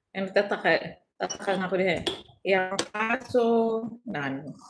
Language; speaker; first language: Filipino; non-native, local second language; Hiligaynon